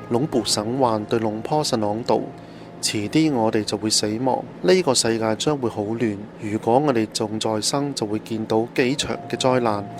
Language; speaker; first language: Cantonese; non-native, fluent; Thai